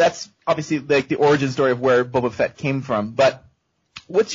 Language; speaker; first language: English; native; English